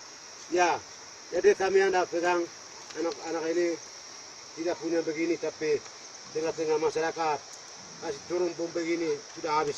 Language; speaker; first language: Indonesian; non-native, local second language; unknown